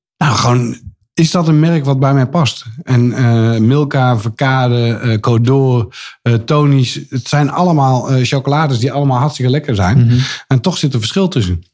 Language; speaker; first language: Dutch; native; Dutch